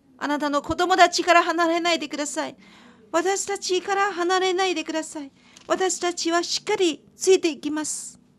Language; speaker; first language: Japanese; non-native, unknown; Chinese